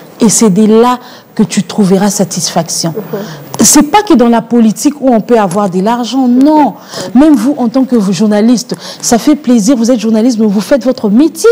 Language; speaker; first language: French; non-native, local second language; Lingala